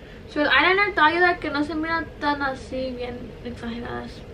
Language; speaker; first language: Spanish; early bilingual, heritage; Spanish